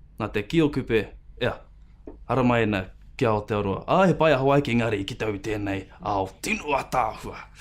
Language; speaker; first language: Māori; non-native, local second language; English